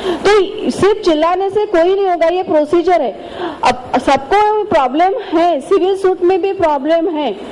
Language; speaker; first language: Hindi; non-native, local second language; Marathi